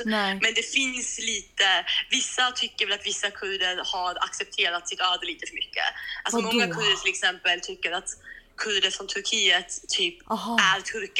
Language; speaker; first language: Swedish; early bilingual, other home language; Kurdish